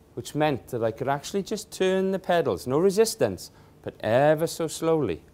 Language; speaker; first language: English; native; English